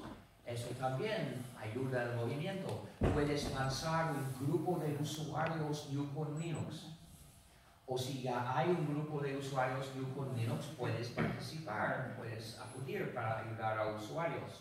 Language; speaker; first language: Spanish; non-native, fluent; English